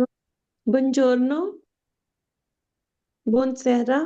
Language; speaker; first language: Italian; non-native, learner; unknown